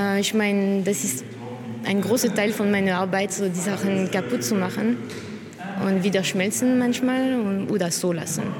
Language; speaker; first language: German; non-native, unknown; French